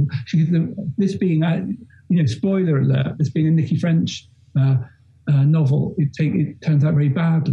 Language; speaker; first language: English; native; English